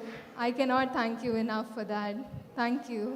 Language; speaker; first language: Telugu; non-native, fluent; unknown